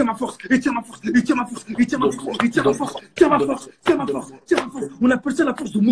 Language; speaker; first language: French; native; French